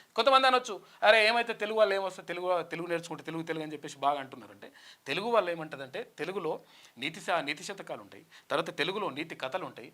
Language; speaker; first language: Telugu; native; Telugu